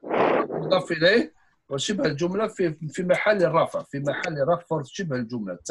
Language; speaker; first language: Arabic; non-native, fluent; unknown